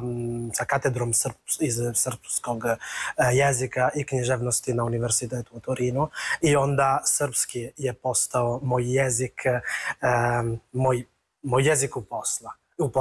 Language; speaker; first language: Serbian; non-native, fluent; Italian